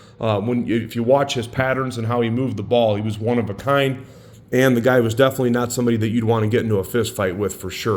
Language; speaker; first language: English; native; English